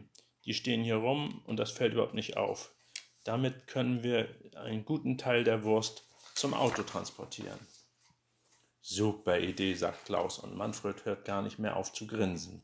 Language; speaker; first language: German; native; German